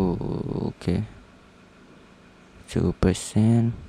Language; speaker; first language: English; non-native, learner; Indonesian